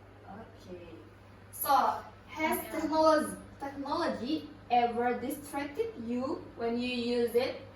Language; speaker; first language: English; non-native, learner; Indonesian